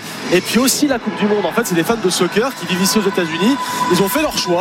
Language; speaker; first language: French; native; French